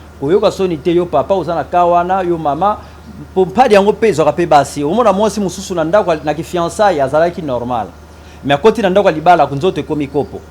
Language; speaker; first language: Lingala; non-native, local second language; Kongo